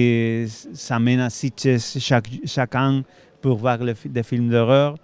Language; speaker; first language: French; non-native, fluent; Spanish